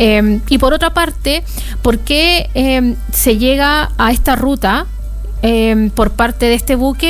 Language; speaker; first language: Spanish; native; Spanish